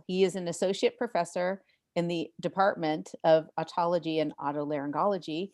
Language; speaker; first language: English; native; English